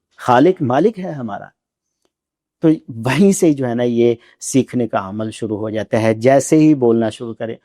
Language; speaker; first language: Urdu; non-native, local second language; Punjabi